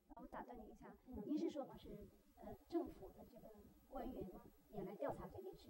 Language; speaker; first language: Chinese; native; Chinese